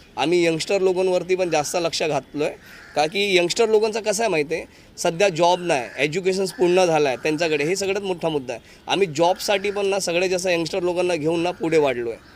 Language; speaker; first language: Marathi; non-native, local second language; Hindi